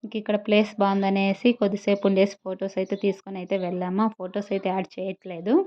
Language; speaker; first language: Telugu; native; Telugu